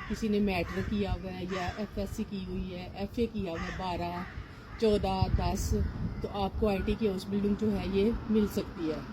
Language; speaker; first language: Urdu; non-native, local second language; Punjabi